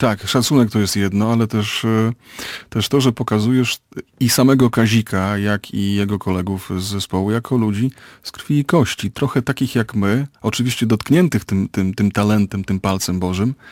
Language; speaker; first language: Polish; native; Polish